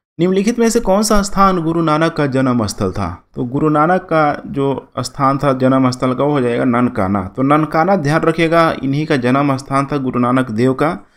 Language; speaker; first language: Hindi; native; Hindi